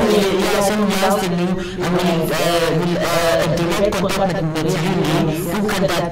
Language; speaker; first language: Dutch; non-native, learner; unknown